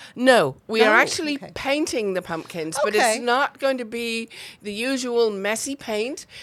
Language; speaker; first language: English; native; English